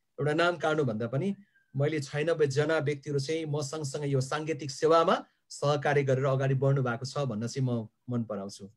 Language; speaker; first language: Nepali; non-native, local second language; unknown